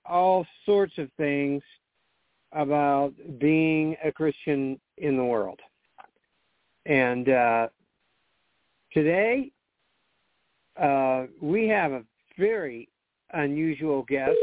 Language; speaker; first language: English; native; English